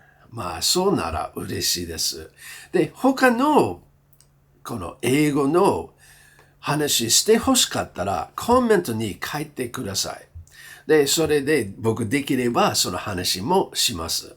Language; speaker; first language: Japanese; non-native, learner; English